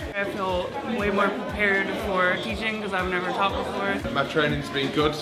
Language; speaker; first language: English; native; English